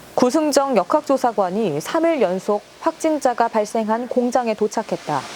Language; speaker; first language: Korean; native; Korean